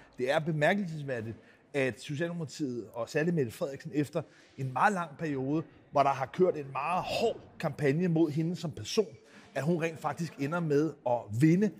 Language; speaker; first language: Danish; native; Danish